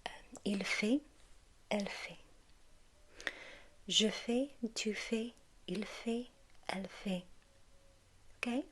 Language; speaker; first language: French; non-native, learner; English